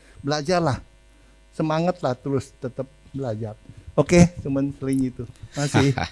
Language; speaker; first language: Indonesian; native; Indonesian